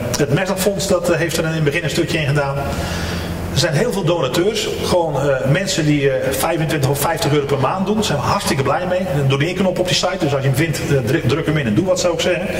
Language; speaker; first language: Dutch; native; Dutch